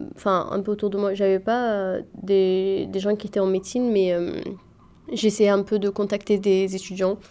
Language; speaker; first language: French; early bilingual, other home language; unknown